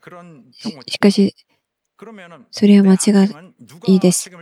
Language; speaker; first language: Japanese; non-native, fluent; Korean